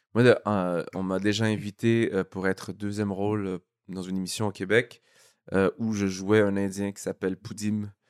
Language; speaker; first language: French; native; French